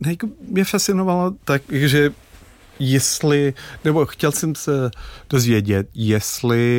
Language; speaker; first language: Czech; non-native, fluent; English